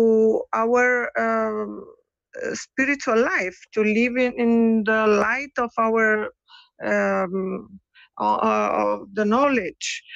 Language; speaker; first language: English; non-native, fluent; Italian